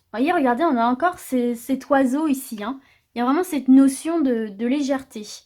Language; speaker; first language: French; native; French